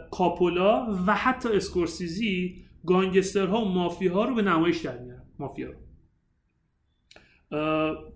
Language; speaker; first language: Persian; native; Persian